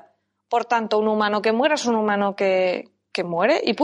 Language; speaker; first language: Spanish; native; Spanish